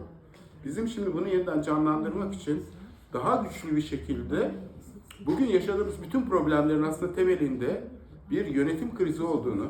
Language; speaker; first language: Turkish; native; Turkish